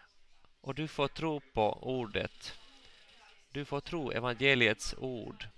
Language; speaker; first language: Swedish; non-native, local second language; Finnish